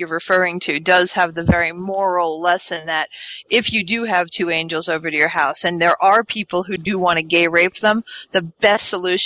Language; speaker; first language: English; native; English